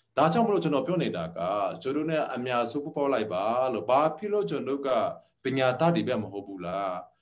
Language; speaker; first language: Burmese; non-native, local second language; Hakha Chin